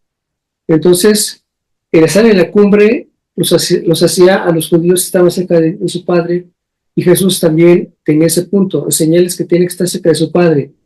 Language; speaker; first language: Spanish; native; Spanish